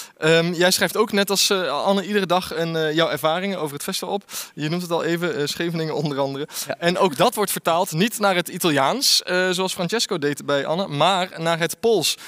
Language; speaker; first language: Dutch; native; Dutch